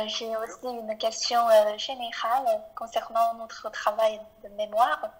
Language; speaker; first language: French; non-native, fluent; Chinese